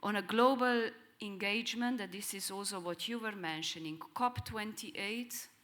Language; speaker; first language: English; non-native, fluent; Slovenian